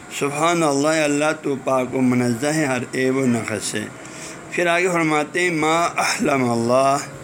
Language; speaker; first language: Urdu; non-native, local second language; Balti